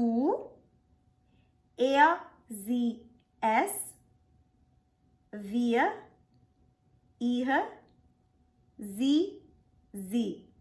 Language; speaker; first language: German; non-native, fluent; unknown